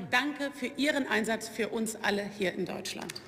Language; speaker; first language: German; native; German